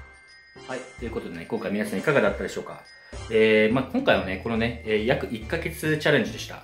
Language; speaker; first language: Japanese; native; Japanese